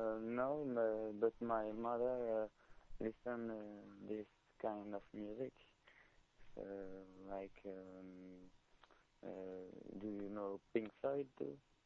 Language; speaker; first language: English; non-native, learner; French